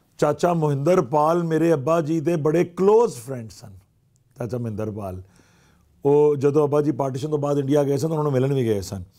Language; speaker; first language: Punjabi; native; Punjabi